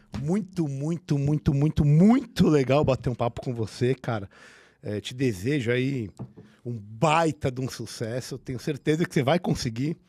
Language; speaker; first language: Portuguese; native; Portuguese